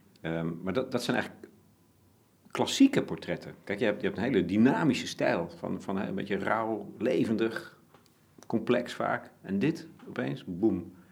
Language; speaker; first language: Dutch; native; Dutch